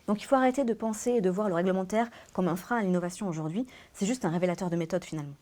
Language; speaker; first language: French; native; French